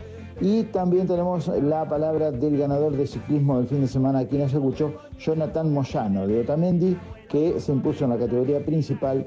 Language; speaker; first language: Spanish; native; Spanish